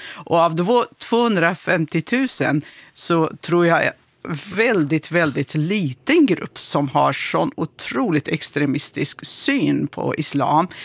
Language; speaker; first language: Swedish; non-native, fluent; Kurdish